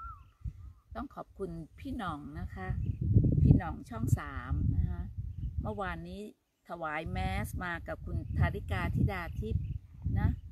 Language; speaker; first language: Thai; native; Thai